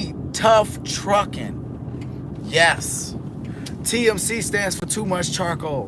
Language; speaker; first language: English; native; English